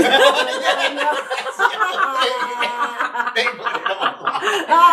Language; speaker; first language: English; native; English